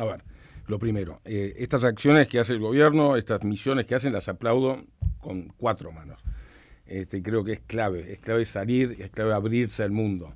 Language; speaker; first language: Spanish; native; Spanish